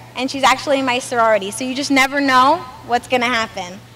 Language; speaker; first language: English; native; English